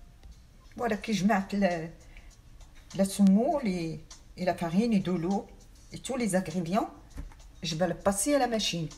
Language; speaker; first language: French; non-native, fluent; Arabic